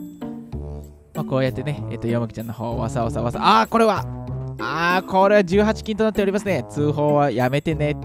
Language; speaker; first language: Japanese; native; Japanese